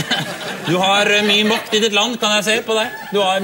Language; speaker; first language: Norwegian; native; Norwegian